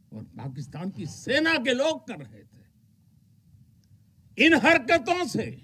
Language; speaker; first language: Hindi; non-native, local second language; Gujarati